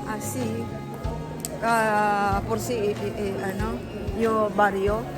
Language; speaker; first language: Italian; non-native, learner; Filipino